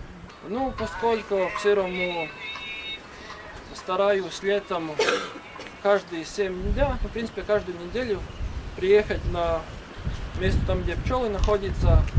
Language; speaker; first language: Russian; non-native, learner; Latvian